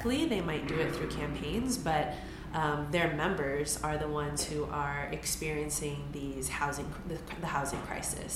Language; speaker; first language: English; native; English